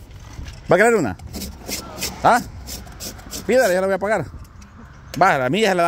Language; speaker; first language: Spanish; native; Spanish